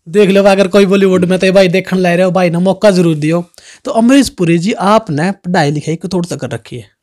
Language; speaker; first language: Hindi; native; Hindi